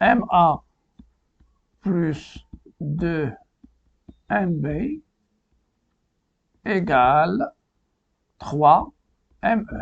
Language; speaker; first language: French; non-native, local second language; Arabic